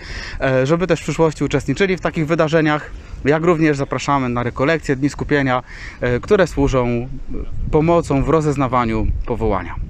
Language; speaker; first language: Polish; native; Polish